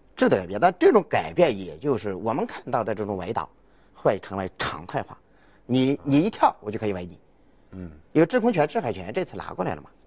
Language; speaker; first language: Chinese; native; Chinese